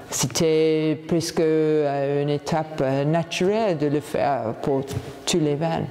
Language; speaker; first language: French; non-native, fluent; English